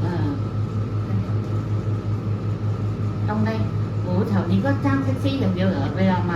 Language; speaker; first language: Thai; native; Thai